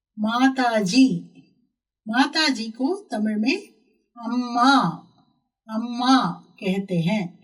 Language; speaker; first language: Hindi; non-native, local second language; Tamil